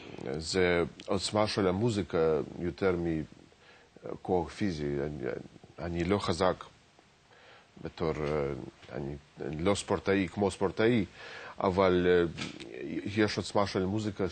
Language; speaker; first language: Hebrew; non-native, fluent; Russian